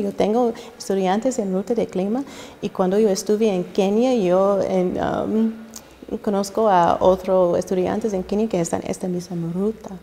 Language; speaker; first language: Spanish; non-native, learner; English